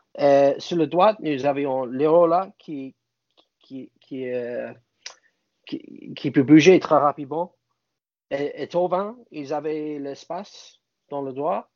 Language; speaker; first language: French; non-native, fluent; English